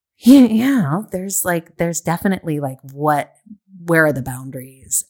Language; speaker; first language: English; native; English